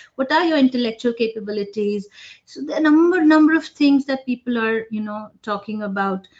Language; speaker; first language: English; non-native, local second language; Hindi